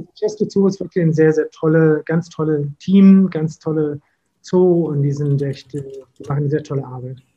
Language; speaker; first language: German; non-native, fluent; English